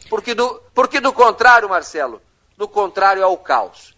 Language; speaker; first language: Portuguese; native; Portuguese